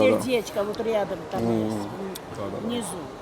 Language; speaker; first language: Russian; non-native, fluent; Armenian